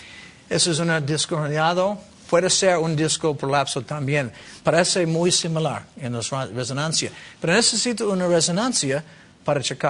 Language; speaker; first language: Spanish; non-native, learner; English